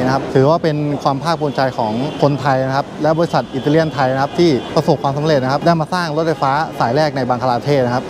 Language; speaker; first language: Thai; native; Thai